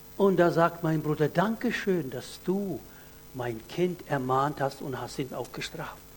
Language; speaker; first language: German; non-native, fluent; Russian